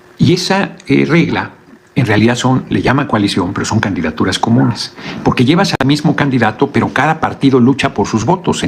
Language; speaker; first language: Spanish; native; Spanish